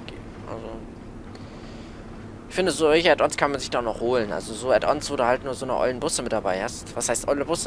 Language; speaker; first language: German; native; German